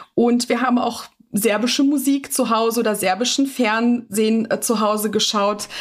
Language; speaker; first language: German; native; German